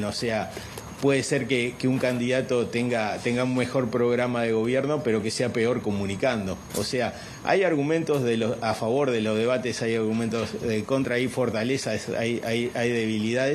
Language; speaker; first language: Spanish; native; Spanish